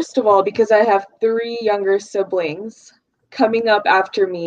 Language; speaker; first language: English; early bilingual, other home language; Russian